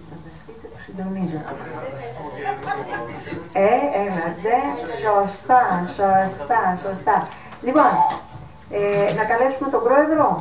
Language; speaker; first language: Greek; native; Greek